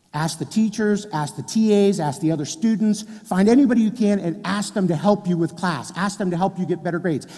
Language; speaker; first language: English; native; English